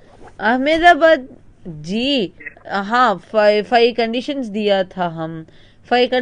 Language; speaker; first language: Hindi; non-native, local second language; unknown